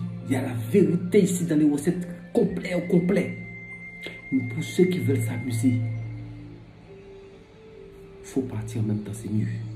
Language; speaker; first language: French; non-native, local second language; Fon